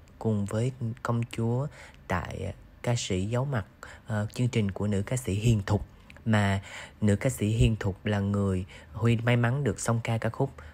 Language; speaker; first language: Vietnamese; native; Vietnamese